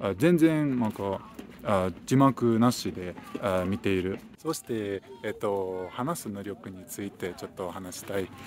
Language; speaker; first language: Japanese; non-native, fluent; Russian